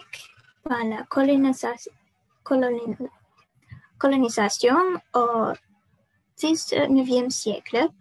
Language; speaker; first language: French; non-native, learner; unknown